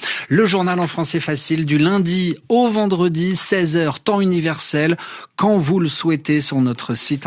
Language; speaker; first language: French; native; French